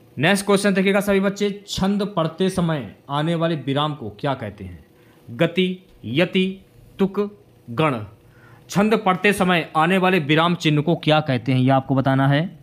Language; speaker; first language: Hindi; native; Hindi